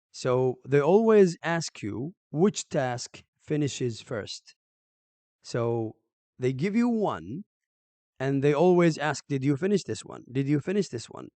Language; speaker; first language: English; non-native, fluent; Arabic